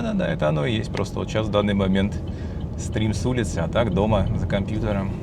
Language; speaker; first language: Russian; native; Russian